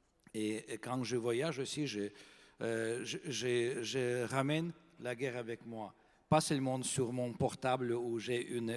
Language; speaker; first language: French; non-native, fluent; Russian